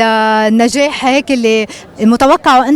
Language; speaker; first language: Arabic; native; Arabic